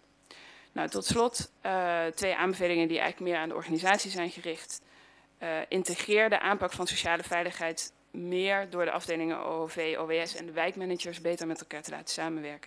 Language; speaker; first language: Dutch; native; Dutch